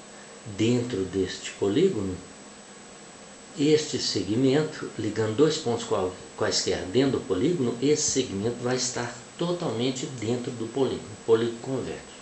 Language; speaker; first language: Portuguese; native; Portuguese